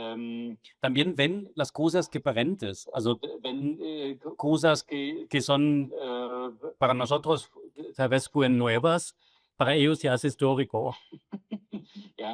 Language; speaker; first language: Spanish; non-native, fluent; German